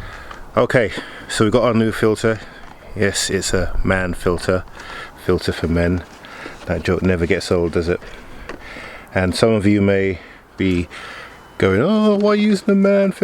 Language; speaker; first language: English; native; English